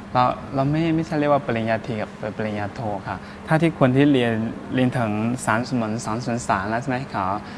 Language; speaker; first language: Thai; non-native, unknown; Chinese